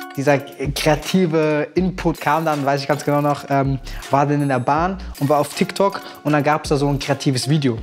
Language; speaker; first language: German; native; German